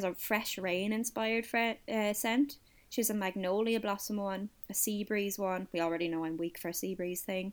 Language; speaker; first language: English; native; English